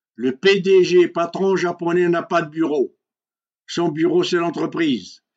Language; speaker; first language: French; non-native, local second language; Kabyle